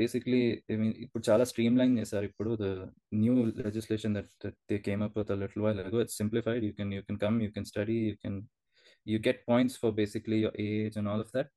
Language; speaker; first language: English; non-native, local second language; Telugu